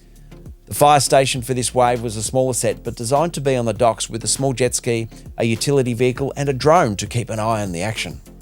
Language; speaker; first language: English; native; English